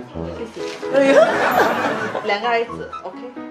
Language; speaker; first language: Chinese; non-native, fluent; Korean